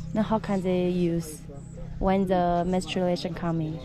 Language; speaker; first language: English; non-native, learner; Chinese